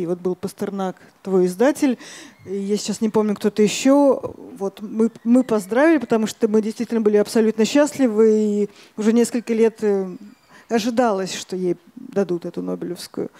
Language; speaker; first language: Russian; native; Russian